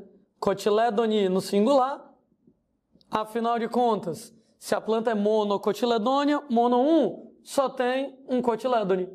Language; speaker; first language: Portuguese; native; Portuguese